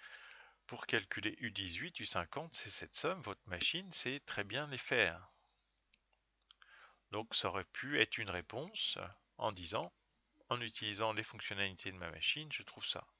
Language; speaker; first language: French; native; French